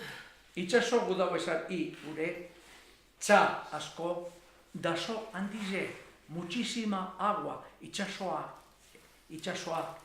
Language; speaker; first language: Basque; native; Basque